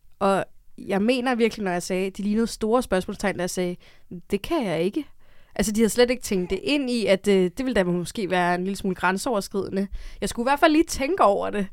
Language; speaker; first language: Danish; native; Danish